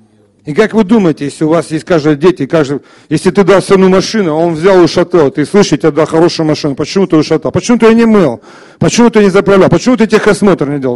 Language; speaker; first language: Russian; native; Russian